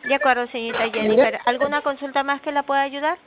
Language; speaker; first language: Spanish; native; Spanish